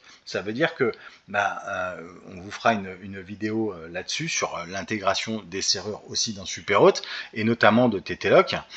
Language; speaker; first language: French; native; French